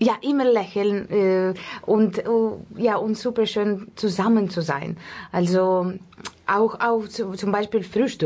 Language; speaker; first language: German; non-native, learner; Russian